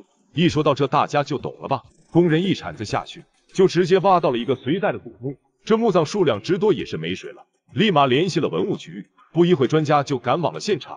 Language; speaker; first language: Chinese; native; Chinese